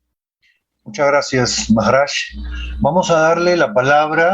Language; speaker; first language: Spanish; native; Spanish